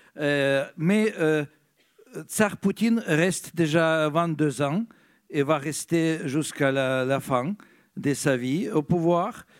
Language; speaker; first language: French; non-native, fluent; Russian